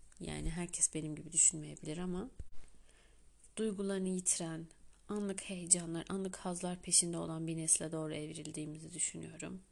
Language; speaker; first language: Turkish; native; Turkish